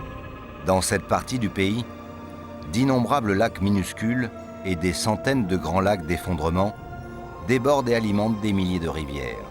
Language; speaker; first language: French; native; French